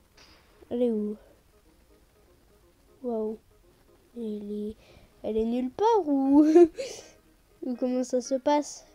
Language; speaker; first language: French; native; French